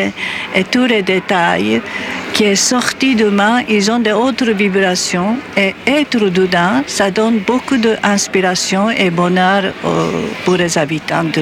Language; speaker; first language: French; non-native, fluent; Japanese